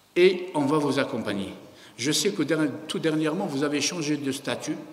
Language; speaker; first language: French; non-native, local second language; Arabic